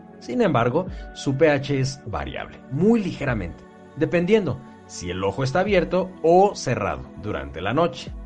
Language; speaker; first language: Spanish; native; Spanish